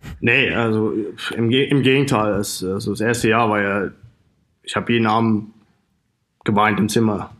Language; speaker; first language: German; non-native, fluent; English